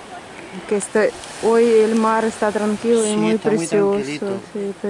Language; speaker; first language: Spanish; non-native, learner; Russian